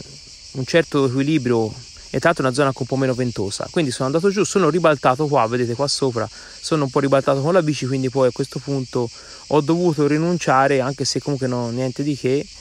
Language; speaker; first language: Italian; native; Italian